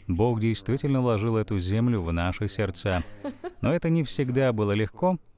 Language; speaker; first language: Russian; non-native, fluent; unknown